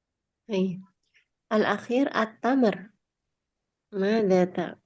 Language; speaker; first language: Arabic; non-native, fluent; Indonesian